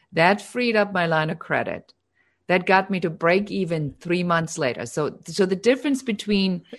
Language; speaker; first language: English; non-native, fluent; German